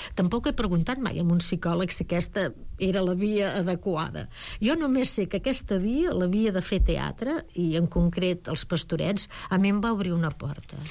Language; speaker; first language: Catalan; native; Catalan